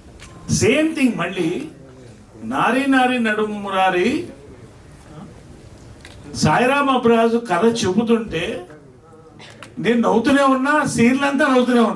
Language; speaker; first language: Telugu; native; Telugu